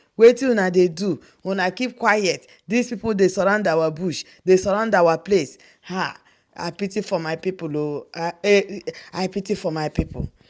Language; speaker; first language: Nigerian Pidgin; non-native, local second language; Igbo